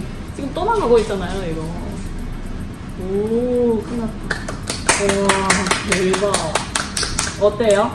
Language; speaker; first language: Korean; non-native, fluent; Vietnamese